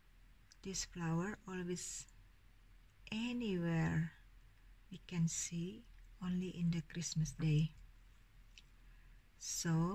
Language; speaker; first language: English; non-native, learner; Indonesian